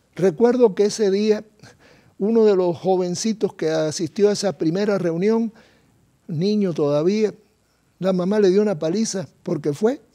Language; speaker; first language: Spanish; native; Spanish